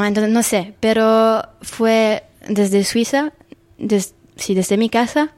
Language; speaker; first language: Spanish; non-native, fluent; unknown